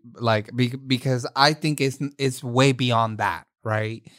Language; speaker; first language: English; native; English